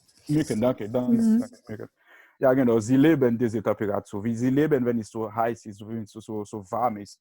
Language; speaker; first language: German; non-native, learner; Haitian Creole